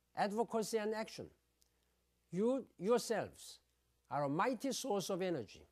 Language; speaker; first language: English; non-native, fluent; Korean